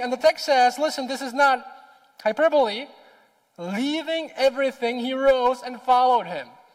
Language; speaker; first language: English; non-native, fluent; Czech